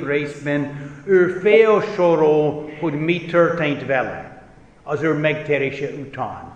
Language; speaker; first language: Hungarian; non-native, fluent; English